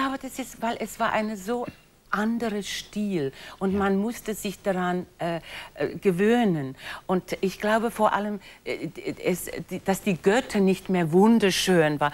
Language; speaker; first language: German; non-native, fluent; English